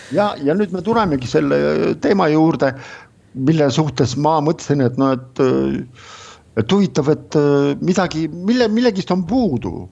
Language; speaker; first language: Estonian; non-native, local second language; Russian